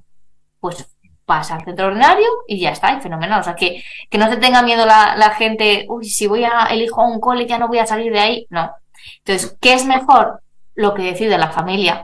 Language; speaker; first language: Spanish; native; Spanish